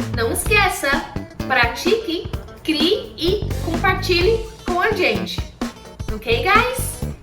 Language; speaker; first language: Portuguese; non-native, fluent; English